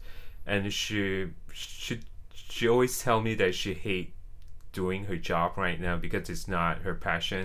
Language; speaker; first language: English; non-native, local second language; Chinese